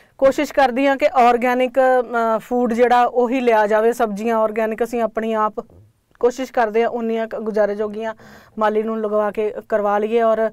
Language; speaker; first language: Punjabi; native; Punjabi